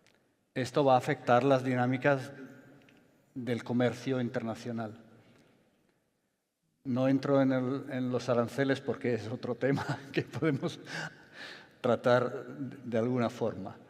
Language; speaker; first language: Spanish; non-native, fluent; Italian